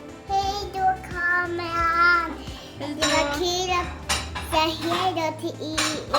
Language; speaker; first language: Swedish; early bilingual, heritage; Swedish